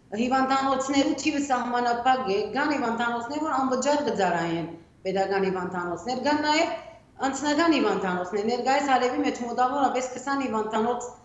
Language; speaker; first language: Armenian; early bilingual, heritage; Armenian